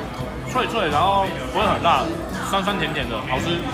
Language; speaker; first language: Chinese; native; Chinese